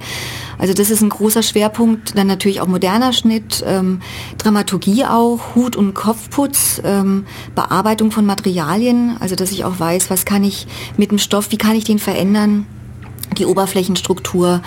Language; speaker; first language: German; native; German